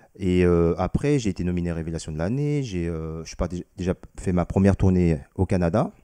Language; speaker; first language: French; early bilingual, other home language; Vietnamese